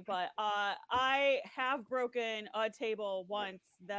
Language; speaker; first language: English; native; English